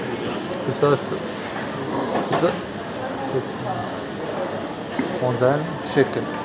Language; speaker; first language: Turkish; early bilingual, heritage; Turkish